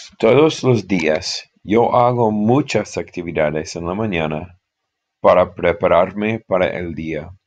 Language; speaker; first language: Spanish; non-native, fluent; English